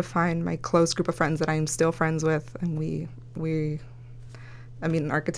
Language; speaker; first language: English; early bilingual, other home language; Spanish